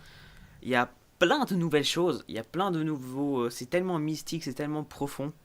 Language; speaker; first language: French; native; French